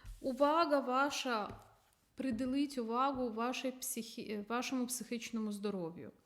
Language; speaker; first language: Ukrainian; non-native, local second language; Russian